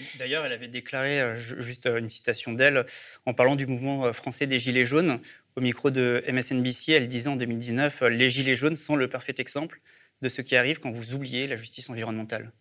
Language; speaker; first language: French; native; French